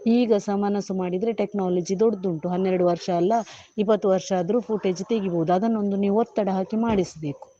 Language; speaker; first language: Kannada; native; Kannada